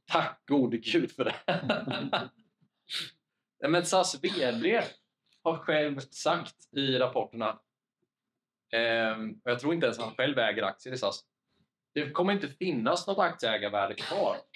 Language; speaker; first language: Swedish; native; Swedish